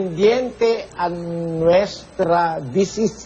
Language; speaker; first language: Spanish; non-native, learner; Filipino